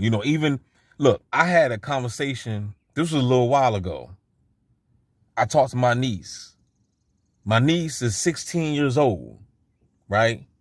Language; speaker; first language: English; native; English